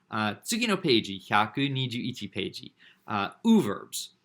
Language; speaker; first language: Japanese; non-native, fluent; English